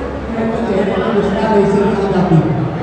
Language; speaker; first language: Hindi; native; Hindi